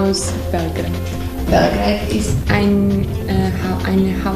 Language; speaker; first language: German; non-native, learner; Serbian